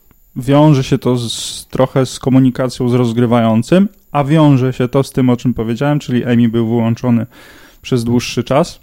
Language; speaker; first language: Polish; native; Polish